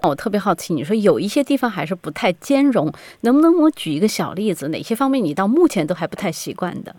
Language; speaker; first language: Chinese; native; Chinese